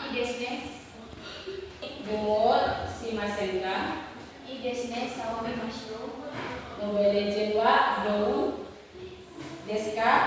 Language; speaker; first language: Japanese; non-native, learner; Indonesian